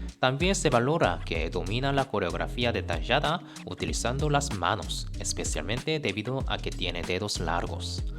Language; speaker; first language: Spanish; non-native, fluent; Korean